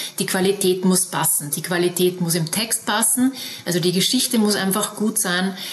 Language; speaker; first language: German; native; German